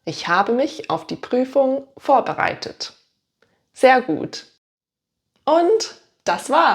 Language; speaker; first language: German; non-native, fluent; English